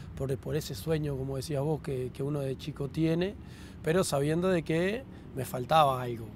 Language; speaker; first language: Spanish; native; Spanish